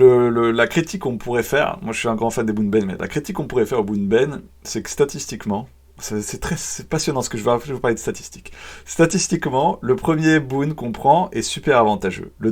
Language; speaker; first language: French; native; French